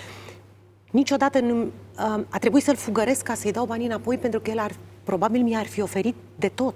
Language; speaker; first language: Romanian; native; Romanian